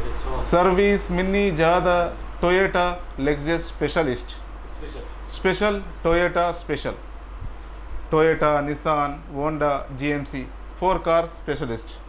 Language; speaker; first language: Arabic; non-native, learner; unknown